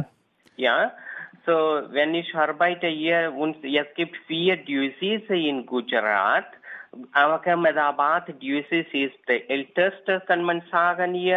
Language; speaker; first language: German; non-native, learner; Tamil